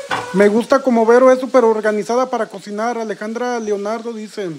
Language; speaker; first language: Spanish; native; Spanish